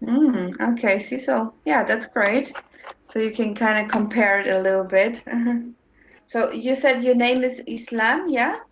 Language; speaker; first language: English; non-native, fluent; German